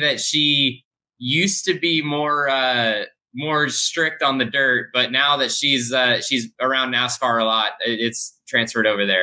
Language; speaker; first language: English; native; English